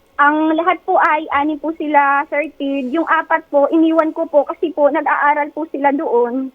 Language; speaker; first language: Filipino; non-native, local second language; Waray